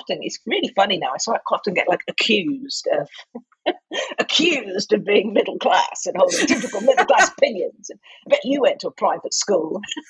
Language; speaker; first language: English; native; English